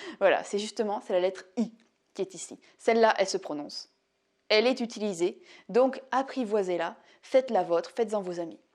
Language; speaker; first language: French; native; French